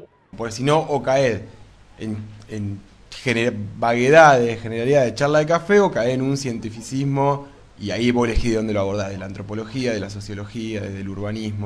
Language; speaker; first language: Spanish; native; Spanish